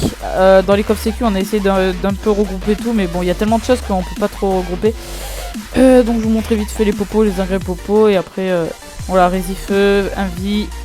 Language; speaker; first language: French; native; French